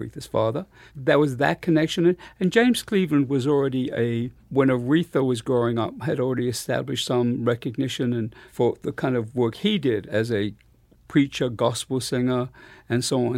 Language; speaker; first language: English; native; English